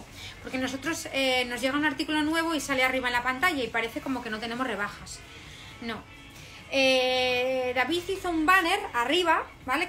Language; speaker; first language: Spanish; native; Spanish